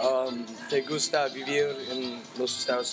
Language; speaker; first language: Spanish; non-native, learner; English